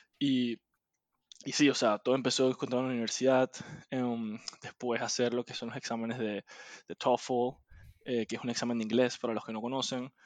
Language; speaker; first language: Spanish; native; Spanish